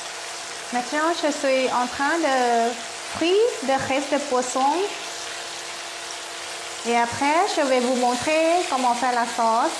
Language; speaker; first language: French; non-native, learner; Thai